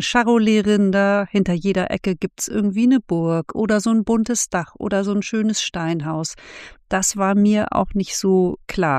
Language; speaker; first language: German; native; German